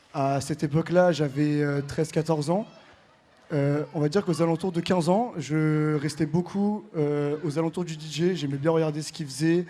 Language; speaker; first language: French; native; French